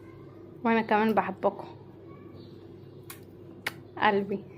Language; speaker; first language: Arabic; native; Arabic